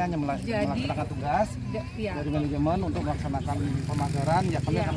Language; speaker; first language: Indonesian; native; Indonesian